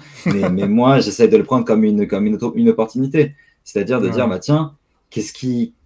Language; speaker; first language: French; native; French